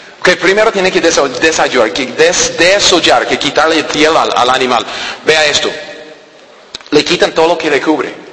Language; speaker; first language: Spanish; non-native, fluent; English